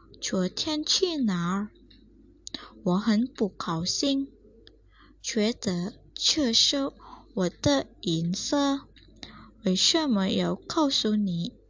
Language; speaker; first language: Chinese; non-native, learner; Indonesian